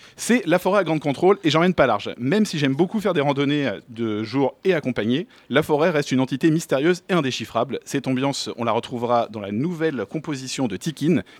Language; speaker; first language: French; native; French